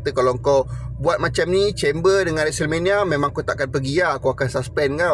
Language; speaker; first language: Malay; native; Malay